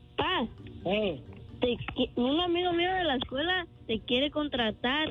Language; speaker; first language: Spanish; early bilingual, heritage; Spanish